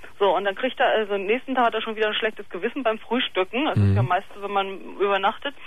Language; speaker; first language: German; native; German